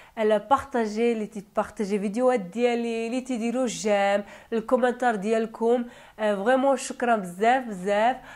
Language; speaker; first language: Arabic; non-native, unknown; Turkish